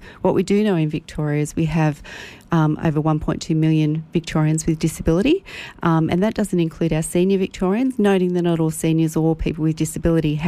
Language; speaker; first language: English; native; English